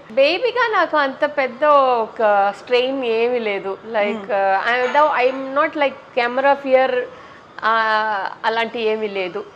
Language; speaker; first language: Telugu; non-native, local second language; Tamil